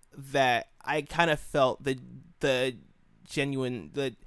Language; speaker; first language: English; native; English